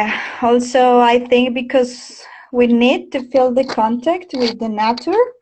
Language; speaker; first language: English; non-native, fluent; Spanish